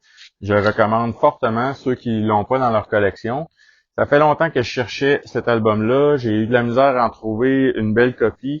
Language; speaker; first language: French; native; French